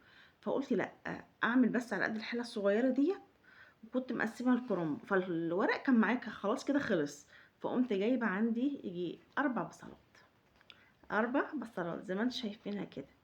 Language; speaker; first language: Arabic; native; Arabic